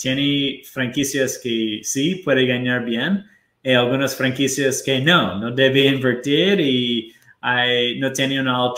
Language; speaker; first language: Spanish; non-native, fluent; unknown